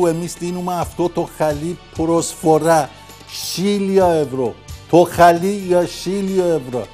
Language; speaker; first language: Greek; non-native, learner; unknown